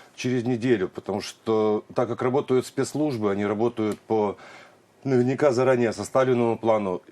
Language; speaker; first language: Russian; native; Russian